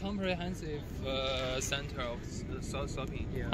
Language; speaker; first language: English; non-native, learner; Chinese